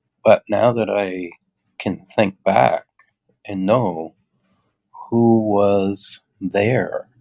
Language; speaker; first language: English; native; English